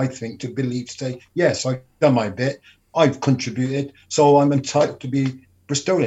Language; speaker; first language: English; native; English